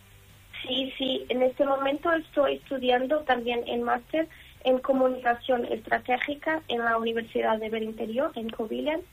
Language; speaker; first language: Spanish; non-native, learner; Portuguese